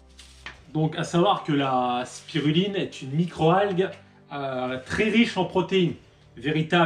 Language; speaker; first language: French; native; French